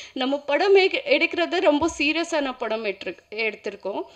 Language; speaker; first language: Tamil; non-native, learner; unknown